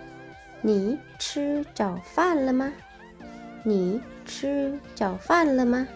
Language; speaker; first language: Chinese; non-native, learner; Lao